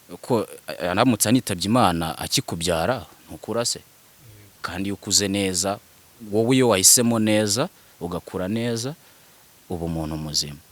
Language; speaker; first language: Kinyarwanda; early bilingual, other home language; Swahili